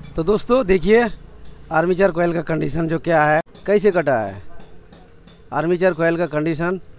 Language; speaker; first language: Hindi; non-native, local second language; Bangla